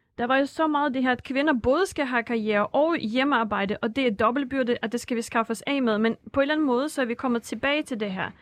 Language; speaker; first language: Danish; non-native, fluent; Russian